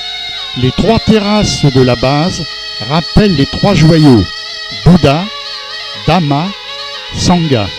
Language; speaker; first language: French; native; French